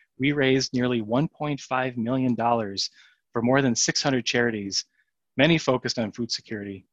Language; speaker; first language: English; native; English